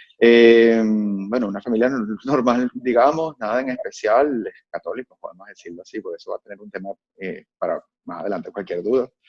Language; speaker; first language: Spanish; native; Spanish